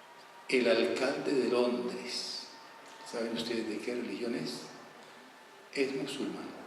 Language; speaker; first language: Spanish; native; Spanish